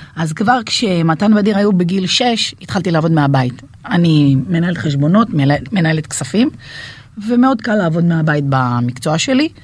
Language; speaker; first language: Hebrew; native; Hebrew